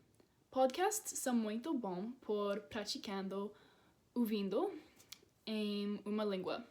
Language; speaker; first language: Portuguese; non-native, learner; English